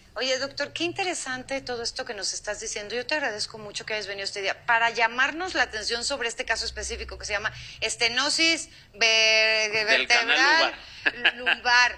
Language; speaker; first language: Spanish; native; Spanish